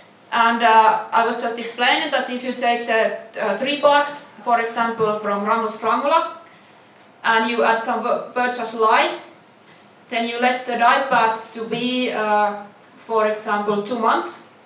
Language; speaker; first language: English; non-native, fluent; Finnish